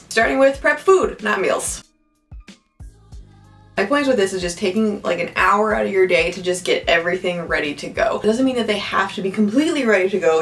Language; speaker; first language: English; native; English